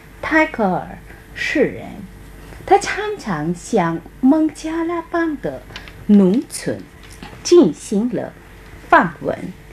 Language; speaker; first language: Chinese; non-native, fluent; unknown